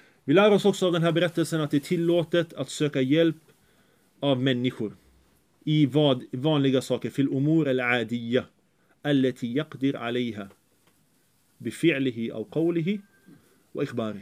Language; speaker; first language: Swedish; early bilingual, other home language; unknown